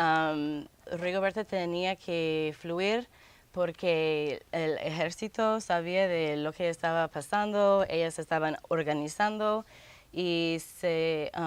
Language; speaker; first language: Spanish; non-native, fluent; English